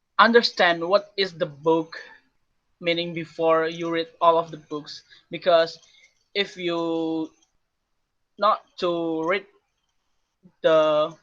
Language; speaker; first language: English; non-native, learner; Indonesian